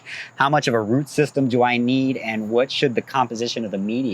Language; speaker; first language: English; native; English